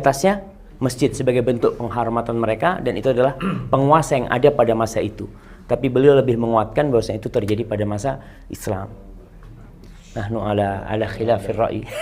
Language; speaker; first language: Indonesian; native; Indonesian